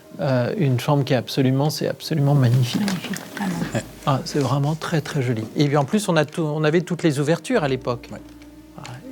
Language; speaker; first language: French; native; French